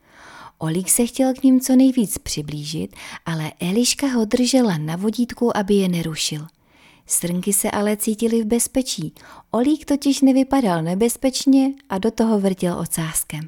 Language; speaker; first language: Czech; native; Czech